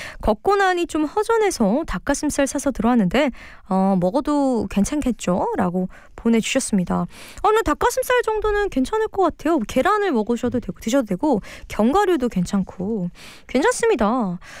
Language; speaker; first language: Korean; native; Korean